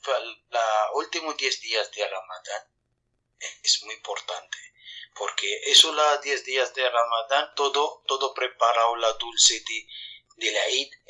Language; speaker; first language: Spanish; non-native, learner; Arabic